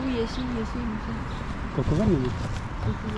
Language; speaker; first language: Turkish; non-native, learner; Lao